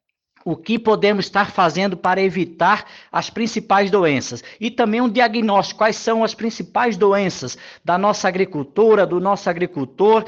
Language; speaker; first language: Portuguese; native; Portuguese